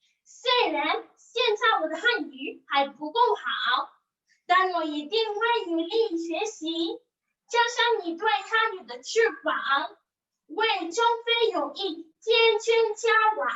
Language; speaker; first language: Chinese; non-native, learner; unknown